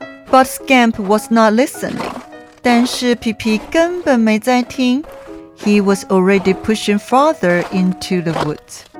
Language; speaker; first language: English; non-native, fluent; Chinese